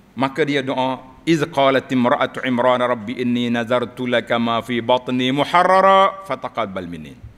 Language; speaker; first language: Malay; native; Malay